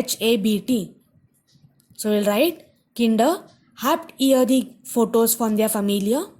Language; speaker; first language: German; non-native, fluent; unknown